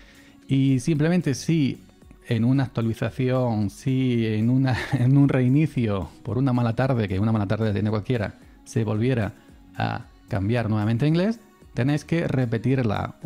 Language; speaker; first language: Spanish; native; Spanish